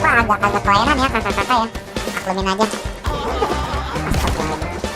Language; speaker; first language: Indonesian; native; Indonesian